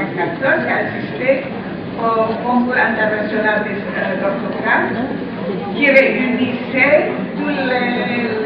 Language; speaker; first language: French; non-native, fluent; Indonesian